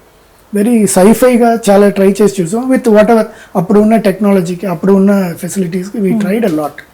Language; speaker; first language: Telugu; non-native, fluent; Tamil